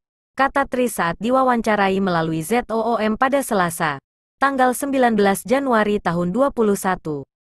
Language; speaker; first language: Indonesian; native; Indonesian